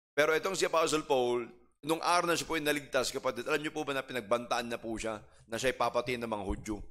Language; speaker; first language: Filipino; non-native, local second language; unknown